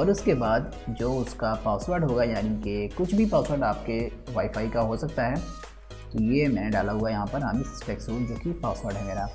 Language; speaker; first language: Hindi; native; Hindi